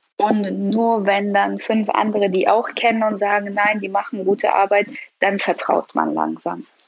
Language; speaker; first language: German; early bilingual, other home language; Persian